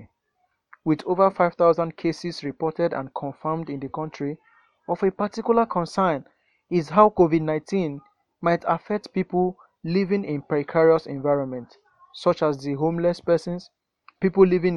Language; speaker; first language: English; non-native, local second language; Yoruba